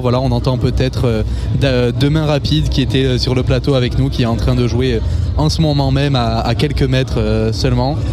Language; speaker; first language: French; native; French